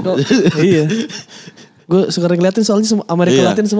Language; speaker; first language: Indonesian; native; Indonesian